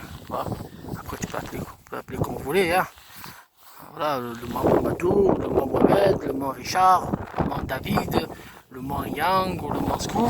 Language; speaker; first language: French; native; French